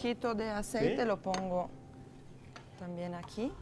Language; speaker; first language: Spanish; non-native, fluent; Italian